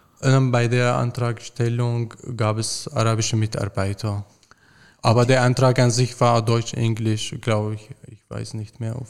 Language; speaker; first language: German; non-native, fluent; Arabic